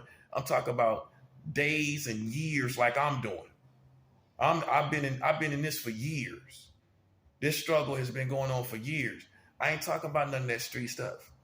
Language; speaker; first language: English; native; English